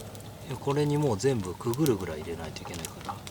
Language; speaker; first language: Japanese; native; Japanese